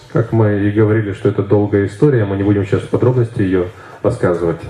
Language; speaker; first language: Russian; native; Russian